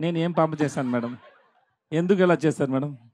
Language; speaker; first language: Telugu; non-native, learner; Tamil